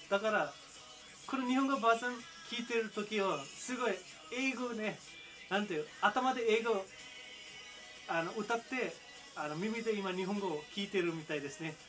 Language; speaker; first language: Japanese; non-native, fluent; Nepali